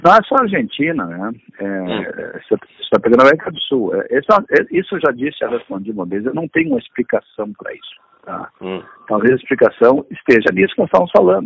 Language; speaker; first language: Portuguese; native; Portuguese